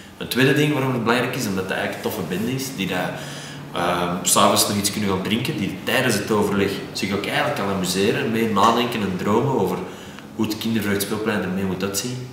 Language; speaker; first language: Dutch; native; Dutch